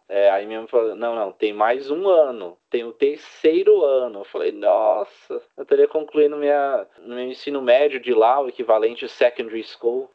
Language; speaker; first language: Portuguese; early bilingual, heritage; Portuguese